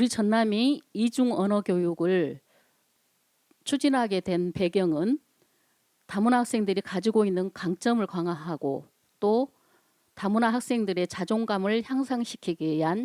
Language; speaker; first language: Korean; native; Korean